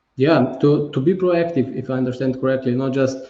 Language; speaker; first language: English; non-native, fluent; Slovenian